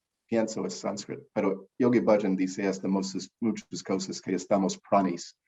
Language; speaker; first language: Spanish; non-native, learner; English